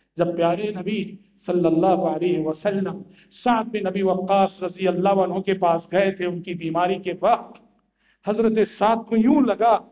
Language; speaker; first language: Urdu; native; Urdu